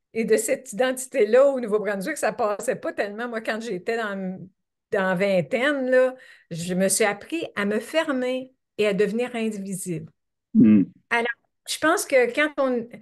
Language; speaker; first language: French; native; French